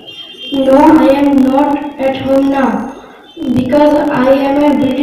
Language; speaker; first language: English; non-native, learner; Bangla